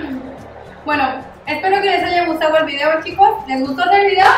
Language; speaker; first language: Spanish; native; Spanish